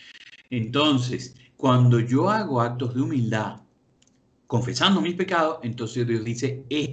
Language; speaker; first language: Spanish; native; Spanish